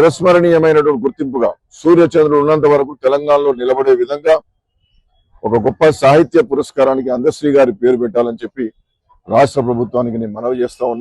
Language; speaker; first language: Telugu; native; Telugu